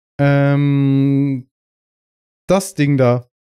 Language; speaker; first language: German; native; German